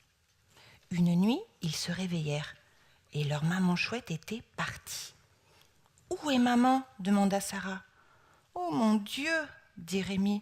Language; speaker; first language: French; native; French